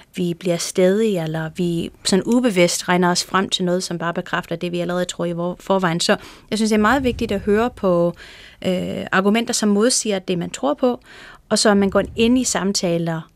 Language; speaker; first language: Danish; non-native, fluent; English